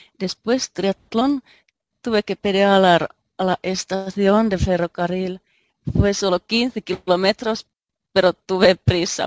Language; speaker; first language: Spanish; non-native, learner; Finnish